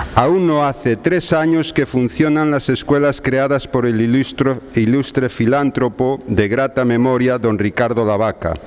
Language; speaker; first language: Spanish; non-native, local second language; Galician